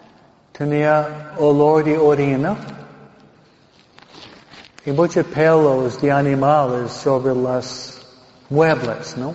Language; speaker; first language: Spanish; non-native, fluent; English